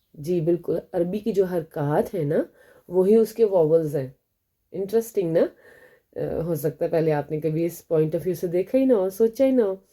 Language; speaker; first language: Urdu; native; Urdu